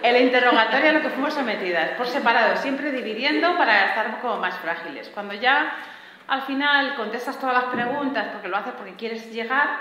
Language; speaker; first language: Spanish; native; Spanish